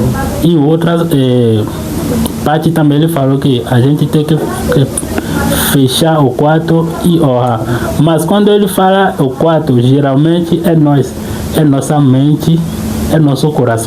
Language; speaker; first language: Portuguese; non-native, fluent; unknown